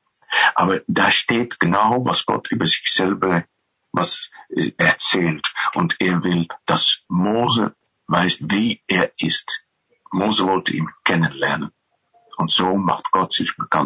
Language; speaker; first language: German; non-native, fluent; Dutch